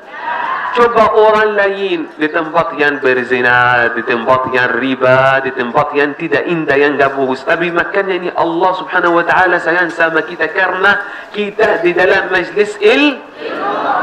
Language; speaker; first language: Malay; non-native, learner; Arabic